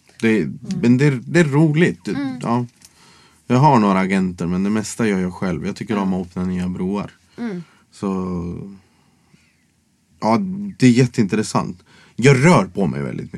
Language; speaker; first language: Swedish; non-native, fluent; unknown